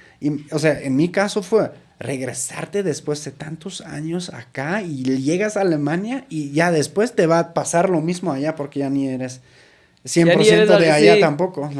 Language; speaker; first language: Spanish; native; Spanish